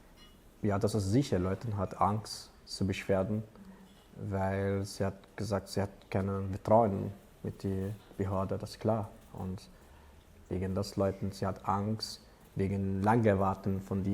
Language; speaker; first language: German; non-native, learner; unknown